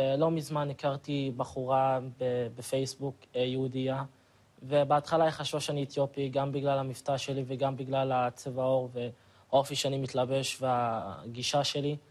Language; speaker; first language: Hebrew; non-native, local second language; Arabic